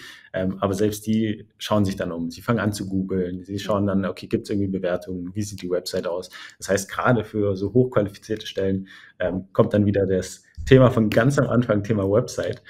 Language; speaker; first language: German; native; German